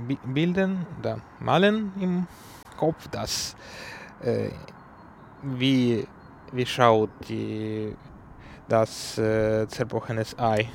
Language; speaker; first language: German; non-native, learner; Ukrainian